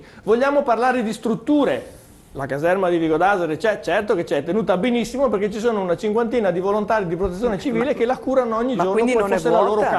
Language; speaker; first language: Italian; native; Italian